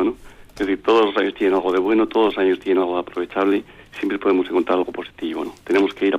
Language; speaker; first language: Spanish; native; Spanish